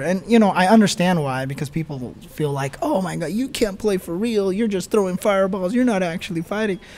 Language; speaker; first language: English; native; English